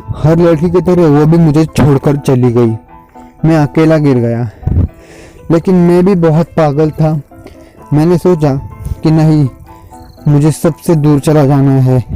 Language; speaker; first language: Hindi; non-native, local second language; Marathi